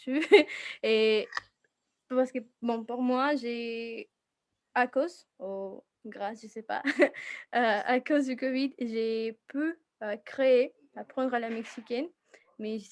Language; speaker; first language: French; non-native, fluent; Spanish